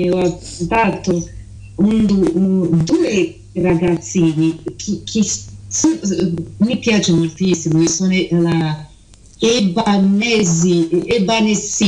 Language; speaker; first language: Italian; early bilingual, heritage; Portuguese